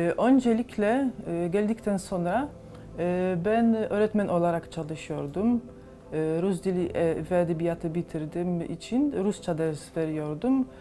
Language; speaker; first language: Turkish; non-native, fluent; Polish